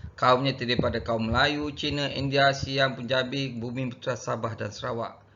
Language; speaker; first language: Malay; native; Malay